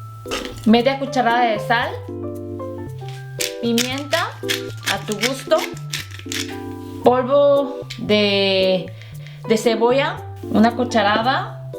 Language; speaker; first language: Spanish; non-native, fluent; Korean